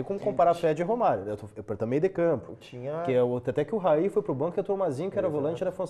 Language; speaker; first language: Portuguese; native; Portuguese